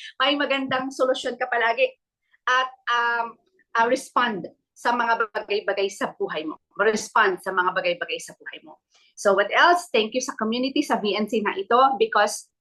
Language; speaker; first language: Filipino; native; Filipino